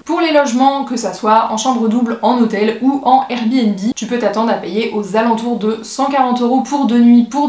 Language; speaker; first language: French; native; French